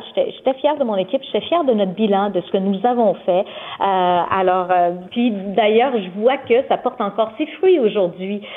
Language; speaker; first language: French; native; French